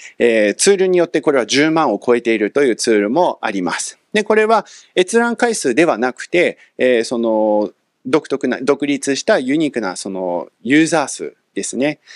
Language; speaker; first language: Japanese; early bilingual, other home language; English